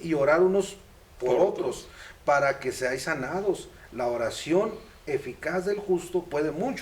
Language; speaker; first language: Spanish; native; Spanish